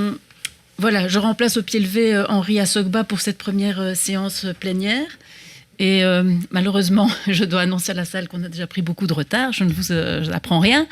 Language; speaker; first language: French; native; French